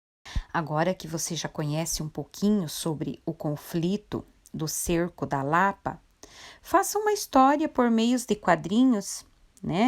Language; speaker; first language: Portuguese; native; Portuguese